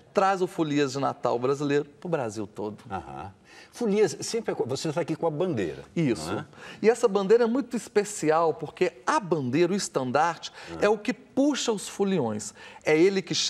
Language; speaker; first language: Portuguese; native; Portuguese